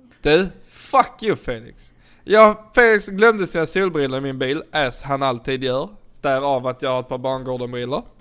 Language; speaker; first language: Swedish; native; Swedish